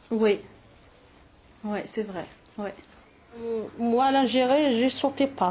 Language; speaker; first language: French; early bilingual, other home language; Arabic